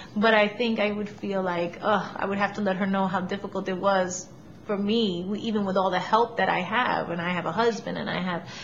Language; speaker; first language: English; early bilingual, other home language; Spanish